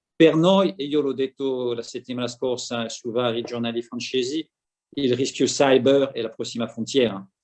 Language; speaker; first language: Italian; non-native, fluent; French